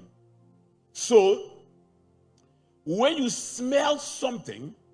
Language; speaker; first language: English; non-native, local second language; Akan